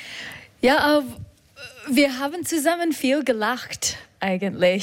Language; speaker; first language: German; non-native, learner; English